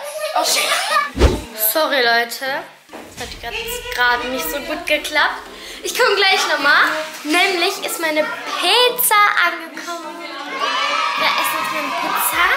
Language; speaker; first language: German; early bilingual, other home language; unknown